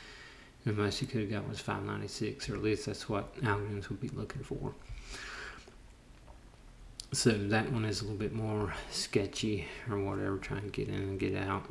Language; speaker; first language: English; native; English